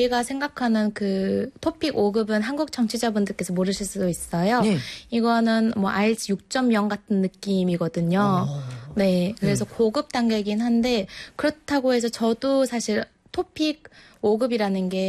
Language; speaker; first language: Korean; non-native, fluent; Mongolian